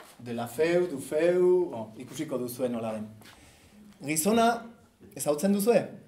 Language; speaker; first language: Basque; native; Basque